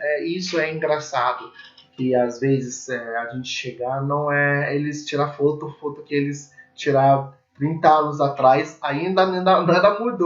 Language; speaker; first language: Portuguese; non-native, learner; English